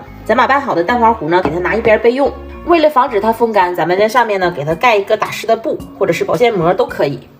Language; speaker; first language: Chinese; native; Chinese